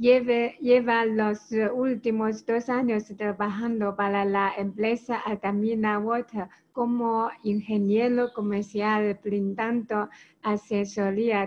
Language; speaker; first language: Spanish; non-native, learner; Chinese